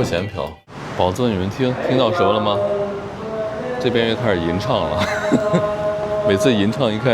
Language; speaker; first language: Chinese; native; Chinese